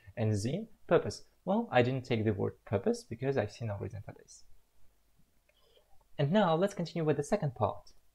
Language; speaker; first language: English; non-native, fluent; Russian